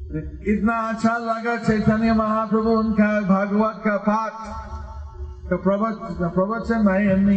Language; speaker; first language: Hindi; non-native, learner; English